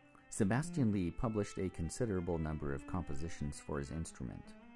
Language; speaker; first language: English; native; English